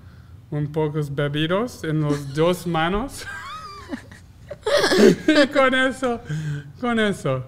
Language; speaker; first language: Spanish; non-native, learner; English